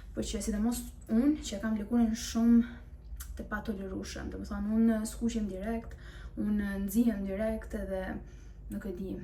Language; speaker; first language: Albanian; early bilingual, heritage; Albanian